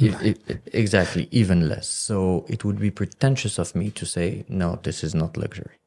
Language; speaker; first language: English; non-native, fluent; Arabic